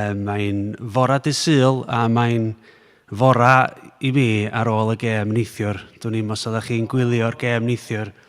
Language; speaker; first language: Welsh; native; Welsh